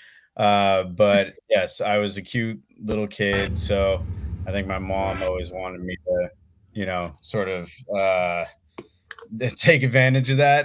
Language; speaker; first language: English; native; English